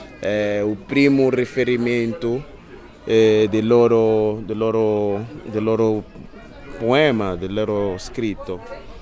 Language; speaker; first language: Italian; non-native, fluent; Portuguese